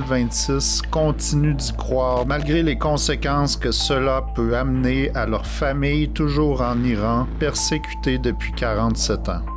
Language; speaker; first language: French; native; French